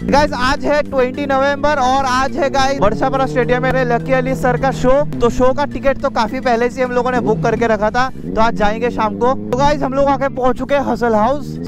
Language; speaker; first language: Hindi; non-native, local second language; Assamese